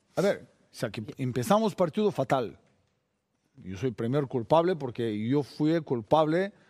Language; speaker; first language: Spanish; non-native, fluent; Bulgarian